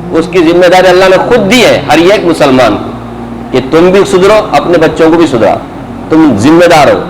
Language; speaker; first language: Urdu; native; Urdu